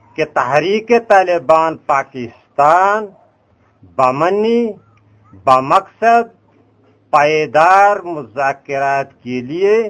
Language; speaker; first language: Urdu; non-native, local second language; Pashto